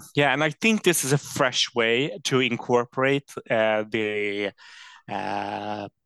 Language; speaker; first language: English; non-native, fluent; Swedish